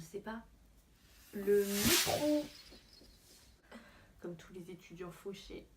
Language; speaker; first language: French; native; French